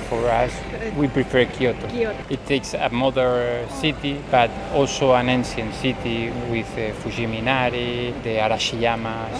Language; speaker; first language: English; non-native, fluent; Spanish